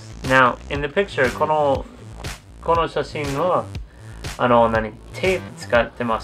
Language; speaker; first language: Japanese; non-native, learner; English